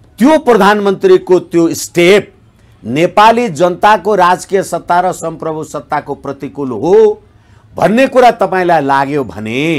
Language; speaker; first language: Nepali; native; Nepali